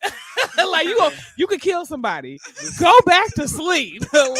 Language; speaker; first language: English; native; English